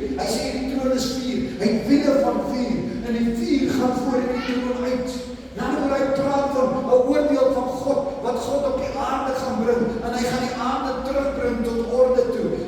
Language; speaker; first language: Afrikaans; non-native, local second language; English